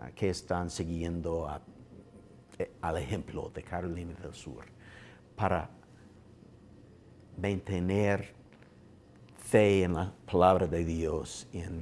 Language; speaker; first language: Spanish; non-native, learner; English